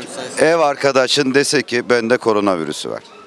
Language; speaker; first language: Turkish; native; Turkish